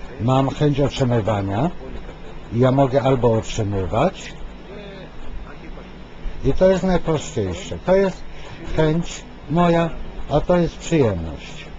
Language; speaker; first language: Polish; non-native, fluent; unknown